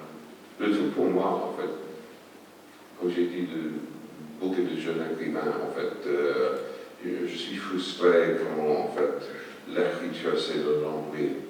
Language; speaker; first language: French; non-native, fluent; English